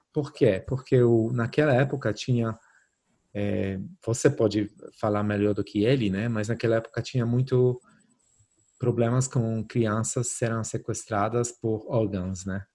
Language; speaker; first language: Portuguese; non-native, fluent; Polish